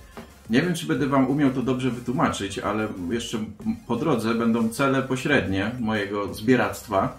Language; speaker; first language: Polish; native; Polish